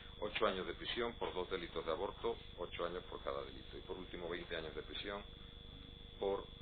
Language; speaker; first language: Spanish; native; Spanish